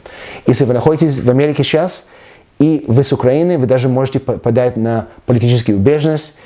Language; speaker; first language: Russian; early bilingual, heritage; Russian